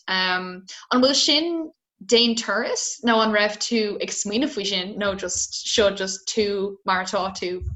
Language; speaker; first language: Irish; non-native, local second language; English